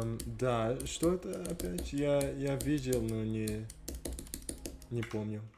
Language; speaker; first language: Russian; non-native, learner; English